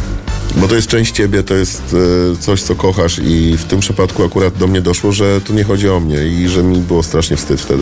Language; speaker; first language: Polish; native; Polish